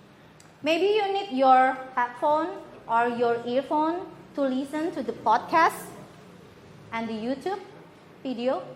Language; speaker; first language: English; non-native, fluent; Indonesian